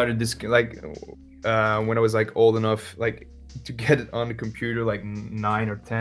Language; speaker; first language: English; non-native, fluent; Dutch